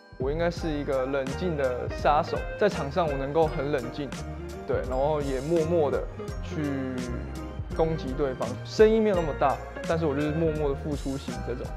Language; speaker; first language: Chinese; native; Chinese